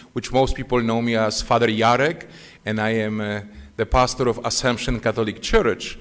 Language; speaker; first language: English; non-native, fluent; Polish